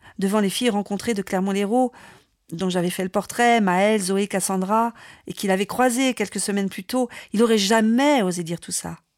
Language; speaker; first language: French; native; French